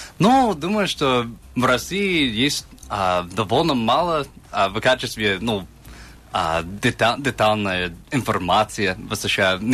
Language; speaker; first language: Russian; non-native, fluent; English